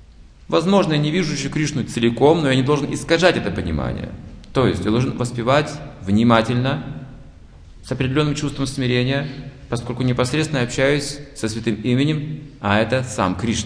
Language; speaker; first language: Russian; native; Russian